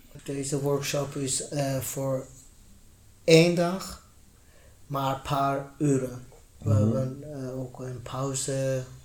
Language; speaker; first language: Dutch; non-native, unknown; Persian